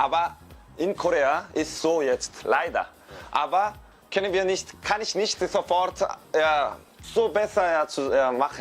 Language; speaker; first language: German; non-native, learner; Korean